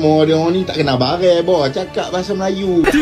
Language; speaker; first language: Malay; native; Malay